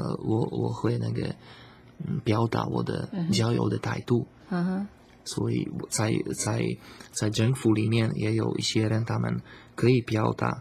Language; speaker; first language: Chinese; non-native, learner; Slovak